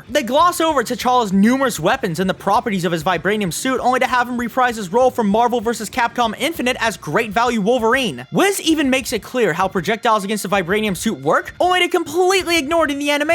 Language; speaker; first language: English; native; English